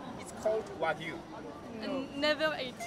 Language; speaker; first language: English; non-native, fluent; Japanese